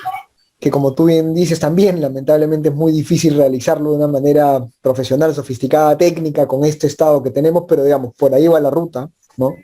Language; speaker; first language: Spanish; native; Spanish